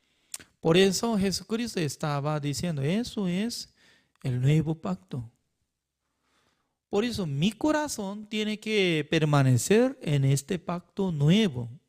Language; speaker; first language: Spanish; non-native, fluent; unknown